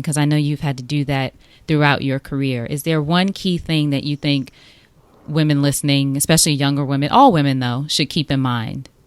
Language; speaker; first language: English; native; English